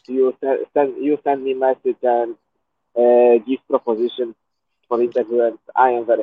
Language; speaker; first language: English; non-native, learner; Polish